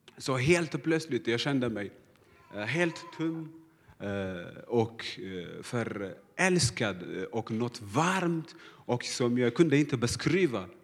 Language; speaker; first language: Swedish; non-native, learner; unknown